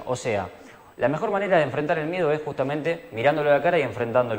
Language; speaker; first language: Spanish; native; Spanish